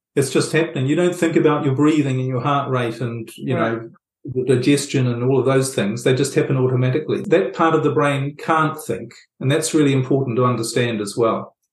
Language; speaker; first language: English; native; English